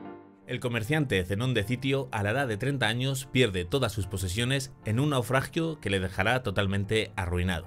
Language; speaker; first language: Spanish; native; Spanish